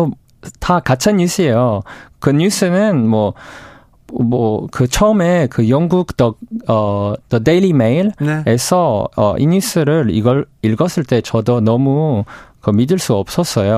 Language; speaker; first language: Korean; non-native, fluent; English